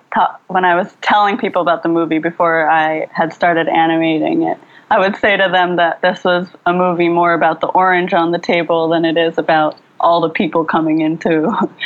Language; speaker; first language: English; early bilingual, other home language; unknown